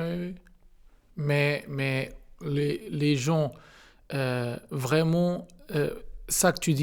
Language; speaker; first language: French; non-native, learner; Portuguese